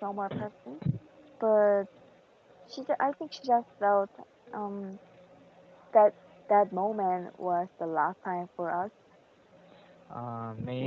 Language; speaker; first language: English; non-native, learner; Korean